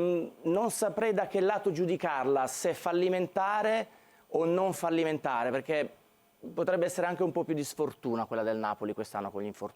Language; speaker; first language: Italian; native; Italian